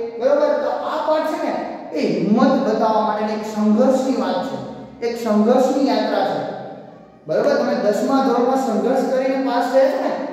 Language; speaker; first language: Gujarati; native; Gujarati